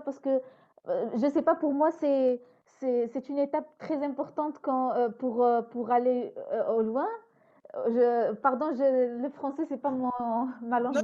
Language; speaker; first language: French; non-native, fluent; Spanish